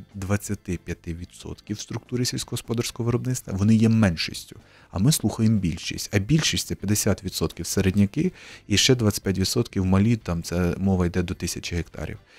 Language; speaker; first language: Ukrainian; native; Ukrainian